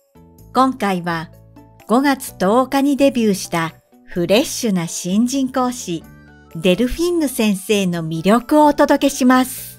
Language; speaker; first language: Japanese; native; Japanese